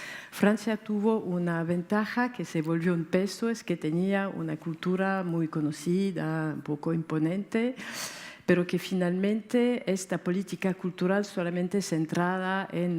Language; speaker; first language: Spanish; non-native, fluent; French